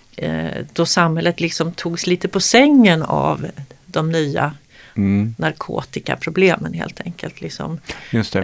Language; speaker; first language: Swedish; native; Swedish